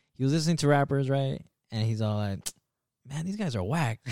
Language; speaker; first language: English; native; English